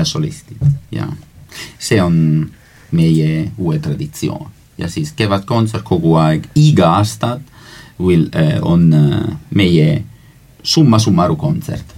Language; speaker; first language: Estonian; non-native, learner; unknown